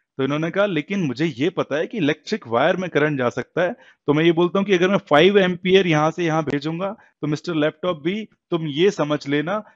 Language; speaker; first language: Hindi; native; Hindi